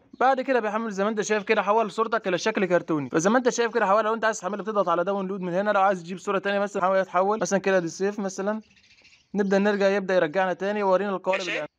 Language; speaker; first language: Arabic; native; Arabic